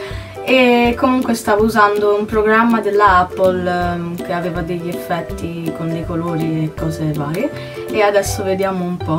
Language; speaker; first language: Italian; native; Italian